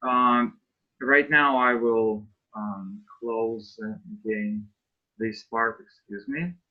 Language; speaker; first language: English; non-native, fluent; Russian